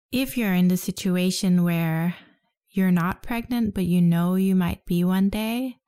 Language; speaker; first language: English; non-native, fluent; Danish